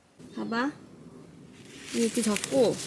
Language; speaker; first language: Korean; native; Korean